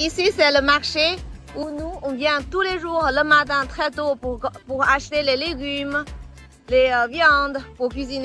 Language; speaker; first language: French; non-native, fluent; Chinese